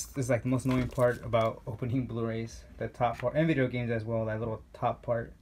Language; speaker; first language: English; native; English